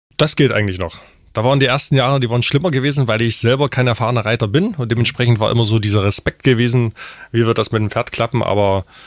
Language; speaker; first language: German; non-native, local second language; Upper Sorbian